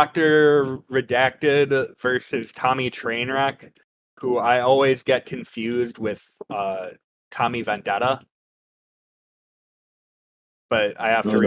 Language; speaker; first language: English; native; English